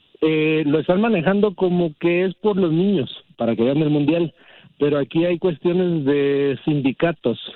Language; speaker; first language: Spanish; early bilingual, heritage; Spanish